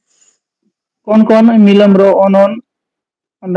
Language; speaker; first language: Hindi; non-native, local second language; Bodo